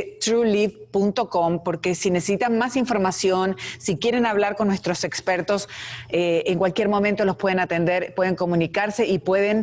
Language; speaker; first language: Spanish; native; Spanish